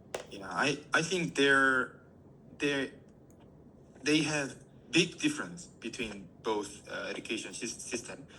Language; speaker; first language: English; non-native, learner; Korean